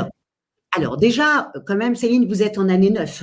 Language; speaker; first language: French; native; French